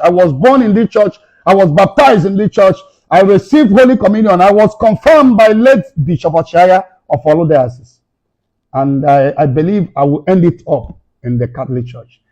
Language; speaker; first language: English; non-native, local second language; Igbo